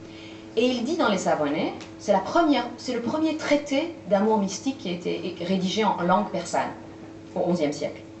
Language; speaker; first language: French; native; French